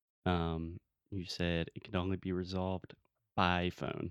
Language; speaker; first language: English; native; English